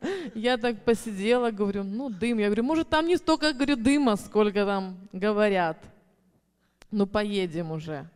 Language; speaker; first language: Russian; native; Russian